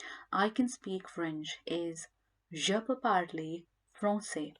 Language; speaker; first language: French; non-native, learner; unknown